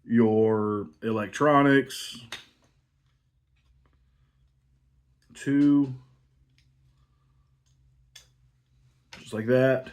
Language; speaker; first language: English; native; English